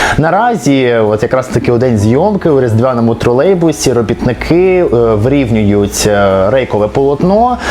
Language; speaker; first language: Ukrainian; non-native, local second language; Russian